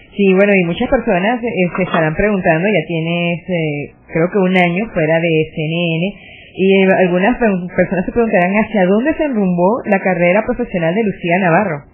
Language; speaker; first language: Spanish; native; Spanish